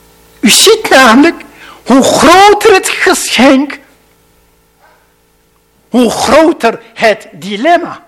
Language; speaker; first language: Dutch; non-native, fluent; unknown